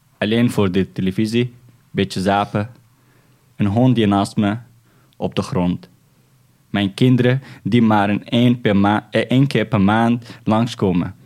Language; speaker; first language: Dutch; non-native, fluent; Arabic